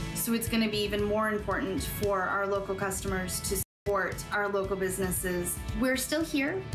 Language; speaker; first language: English; native; English